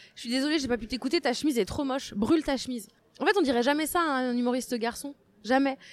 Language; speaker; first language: French; native; French